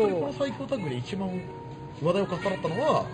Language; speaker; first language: Japanese; native; Japanese